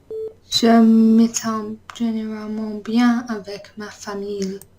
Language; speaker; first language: French; non-native, learner; English